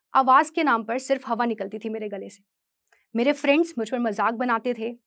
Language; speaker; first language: Hindi; native; Hindi